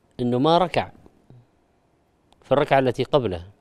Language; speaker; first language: Arabic; native; Arabic